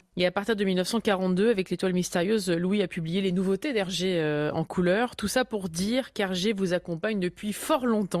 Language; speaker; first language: French; native; French